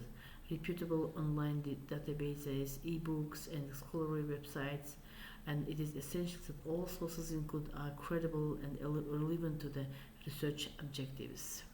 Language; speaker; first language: English; non-native, fluent; Kazakh